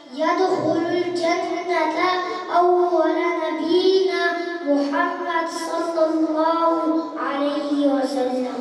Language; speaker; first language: Arabic; non-native, learner; Urdu